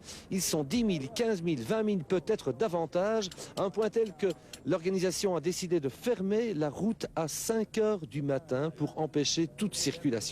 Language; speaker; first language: French; native; French